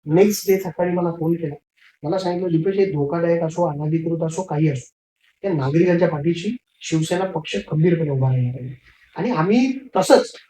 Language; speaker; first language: Marathi; native; Marathi